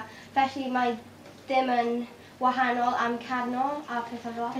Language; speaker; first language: Welsh; non-native, local second language; English